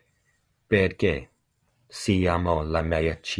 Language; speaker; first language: Italian; non-native, learner; English